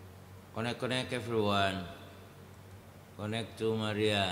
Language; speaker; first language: English; non-native, learner; Indonesian